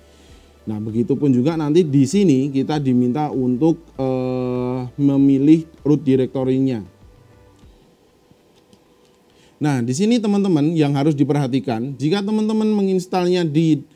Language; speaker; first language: Indonesian; native; Indonesian